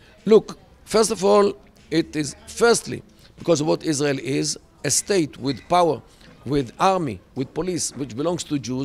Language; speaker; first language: English; non-native, fluent; Hebrew